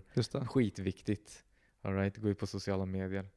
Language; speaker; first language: Swedish; native; Swedish